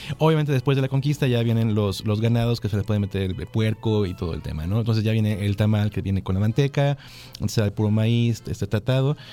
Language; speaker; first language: Spanish; native; Spanish